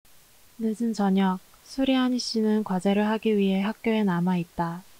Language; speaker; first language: Korean; native; Korean